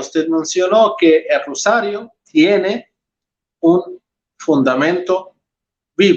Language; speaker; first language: Spanish; non-native, fluent; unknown